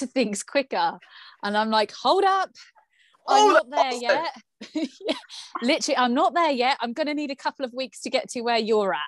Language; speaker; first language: English; native; English